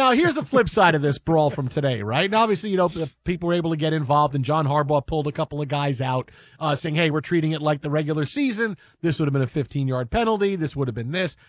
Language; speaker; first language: English; native; English